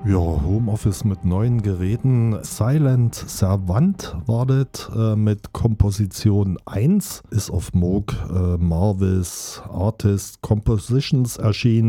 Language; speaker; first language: German; native; German